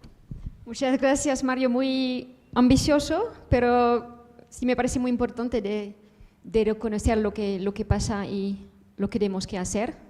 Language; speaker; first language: Spanish; non-native, fluent; Dutch